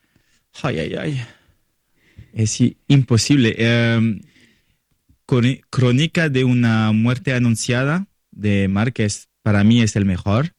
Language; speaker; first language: Spanish; non-native, learner; French